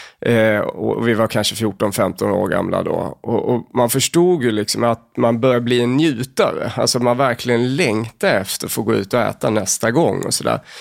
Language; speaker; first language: Swedish; native; Swedish